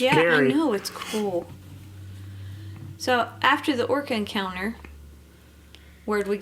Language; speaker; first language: English; native; English